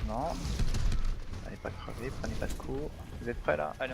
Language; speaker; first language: French; native; French